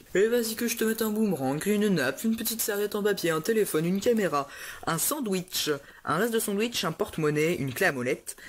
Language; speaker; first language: French; native; French